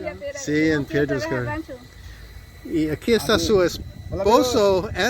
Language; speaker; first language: Spanish; non-native, learner; English